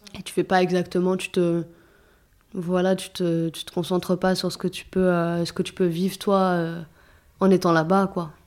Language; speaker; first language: French; early bilingual, other home language; Arabic